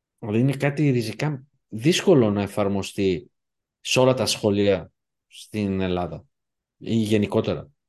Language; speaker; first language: Greek; early bilingual, heritage; Greek